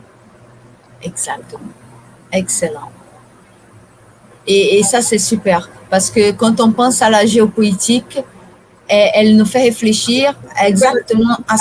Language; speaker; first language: French; non-native, fluent; Portuguese